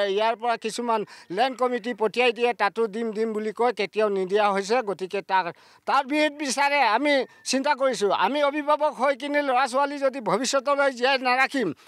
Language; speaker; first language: Assamese; native; Assamese